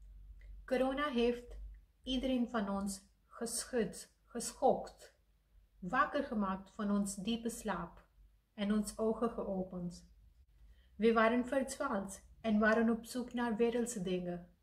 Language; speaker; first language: Dutch; non-native, fluent; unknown